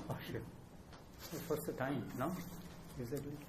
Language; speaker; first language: English; non-native, local second language; Bangla